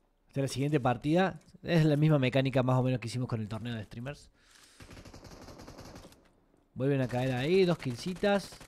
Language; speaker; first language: Spanish; native; Spanish